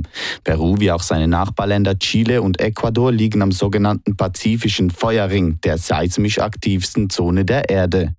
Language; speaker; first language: German; native; German